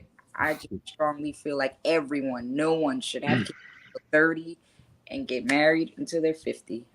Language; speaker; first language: English; native; English